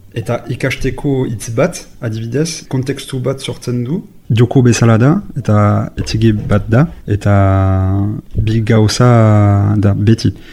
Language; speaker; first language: Basque; non-native, local second language; French